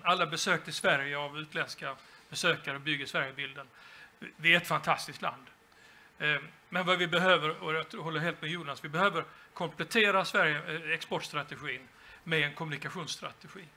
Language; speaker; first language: Swedish; native; Swedish